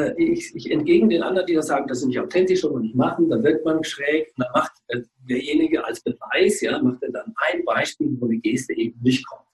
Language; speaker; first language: German; native; German